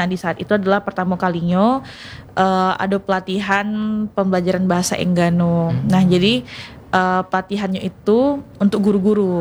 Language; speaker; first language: Indonesian; non-native, local second language; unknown